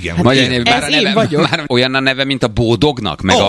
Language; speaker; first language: Hungarian; native; Hungarian